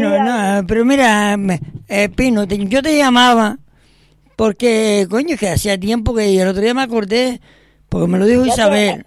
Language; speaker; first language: Spanish; native; Spanish